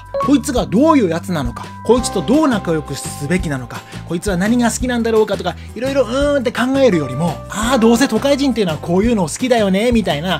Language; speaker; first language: Japanese; native; Japanese